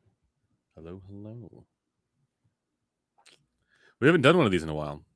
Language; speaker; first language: English; native; English